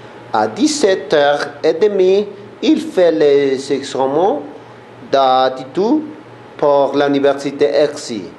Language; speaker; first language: French; non-native, learner; Spanish